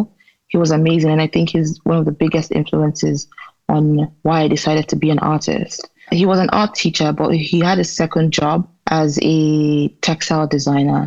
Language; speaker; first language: English; non-native, local second language; Igbo